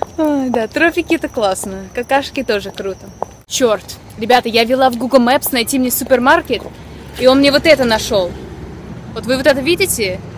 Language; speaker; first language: Russian; early bilingual, other home language; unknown